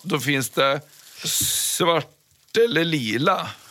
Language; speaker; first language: Swedish; native; Swedish